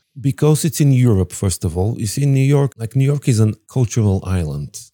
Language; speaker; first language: English; non-native, fluent; Bulgarian